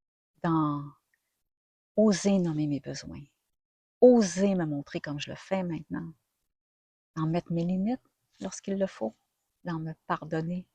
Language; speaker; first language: French; native; French